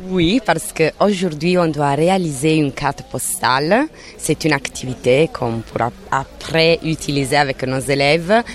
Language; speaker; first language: French; non-native, fluent; Italian